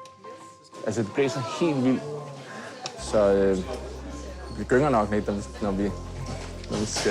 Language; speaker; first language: Danish; native; Danish